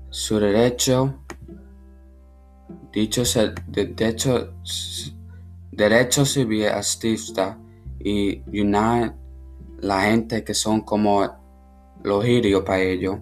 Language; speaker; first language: Spanish; non-native, learner; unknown